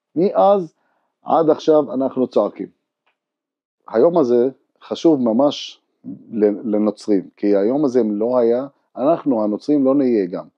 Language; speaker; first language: Hebrew; non-native, local second language; Arabic